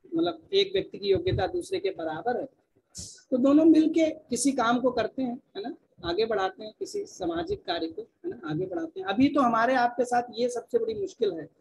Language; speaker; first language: Hindi; native; Hindi